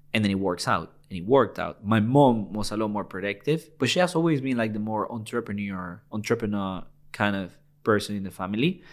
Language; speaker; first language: English; non-native, fluent; Spanish